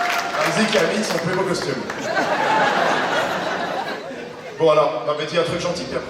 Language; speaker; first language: French; native; French